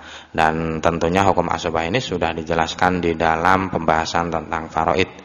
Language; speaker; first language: Indonesian; native; Indonesian